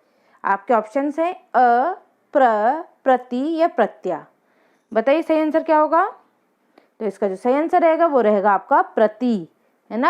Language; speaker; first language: Hindi; native; Hindi